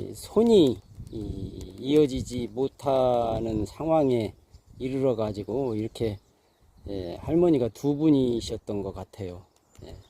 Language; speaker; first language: Korean; native; Korean